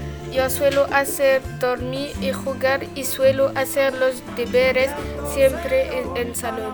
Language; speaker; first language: Spanish; non-native, learner; French